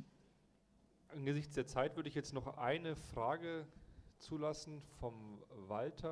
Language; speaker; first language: German; native; German